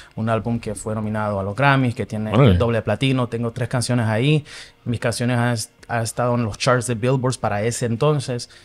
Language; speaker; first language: Spanish; early bilingual, heritage; Spanish